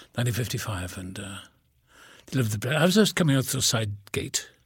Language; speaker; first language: English; native; English